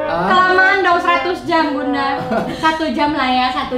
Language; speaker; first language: Indonesian; native; Indonesian